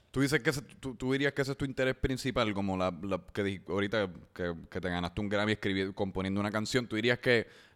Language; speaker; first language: Spanish; native; Spanish